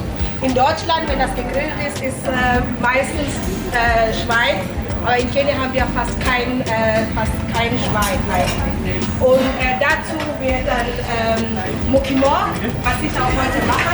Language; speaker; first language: German; non-native, fluent; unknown